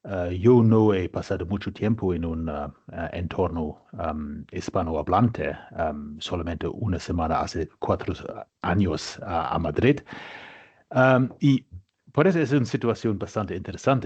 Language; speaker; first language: Spanish; non-native, fluent; English